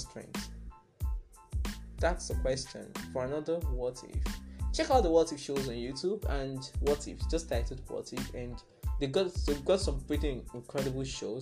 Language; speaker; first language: English; non-native, local second language; Yoruba